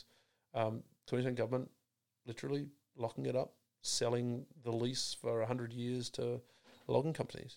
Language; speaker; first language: English; native; English